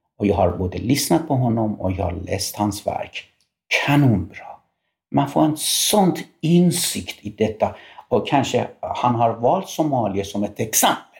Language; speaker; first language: Swedish; non-native, fluent; Persian